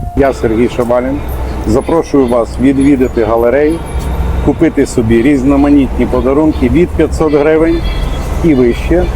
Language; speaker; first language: Ukrainian; native; Ukrainian